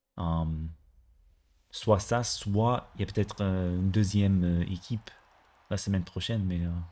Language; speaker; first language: French; native; French